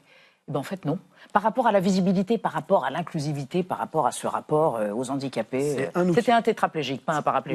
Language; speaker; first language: French; native; French